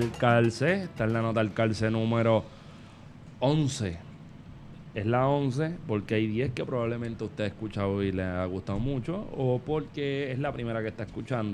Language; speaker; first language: Spanish; native; Spanish